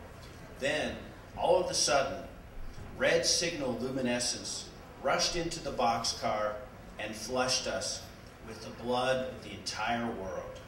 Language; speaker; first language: English; native; English